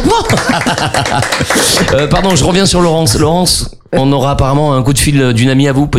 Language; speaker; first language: French; native; French